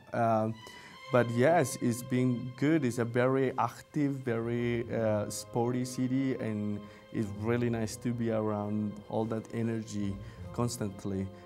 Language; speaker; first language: English; non-native, fluent; Spanish